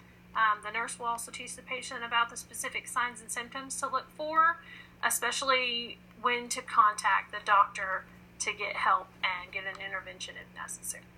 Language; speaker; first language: English; native; English